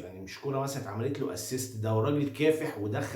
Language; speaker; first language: Arabic; native; Arabic